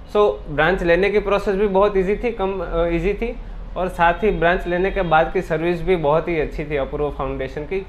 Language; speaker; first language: Hindi; non-native, local second language; Gujarati